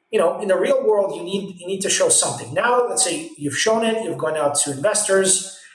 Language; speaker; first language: English; native; English